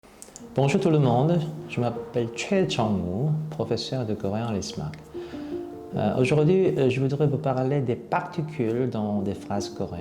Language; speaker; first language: French; non-native, fluent; Korean